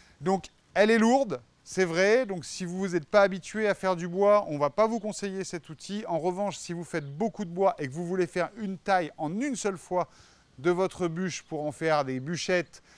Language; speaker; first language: French; native; French